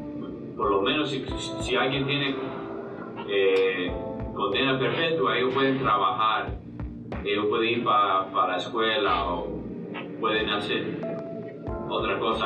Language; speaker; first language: Spanish; early bilingual, heritage; Spanish